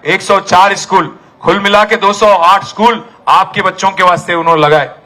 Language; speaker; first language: Hindi; non-native, local second language; Telugu